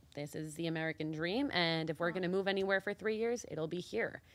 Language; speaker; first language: English; early bilingual, other home language; Spanish